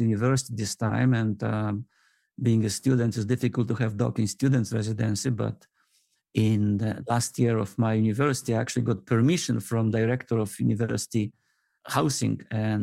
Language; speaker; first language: English; non-native, fluent; Polish